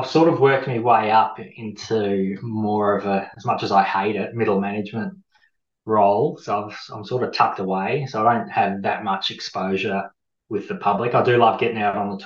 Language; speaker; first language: English; native; English